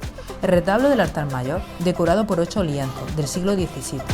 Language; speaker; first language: Spanish; native; Spanish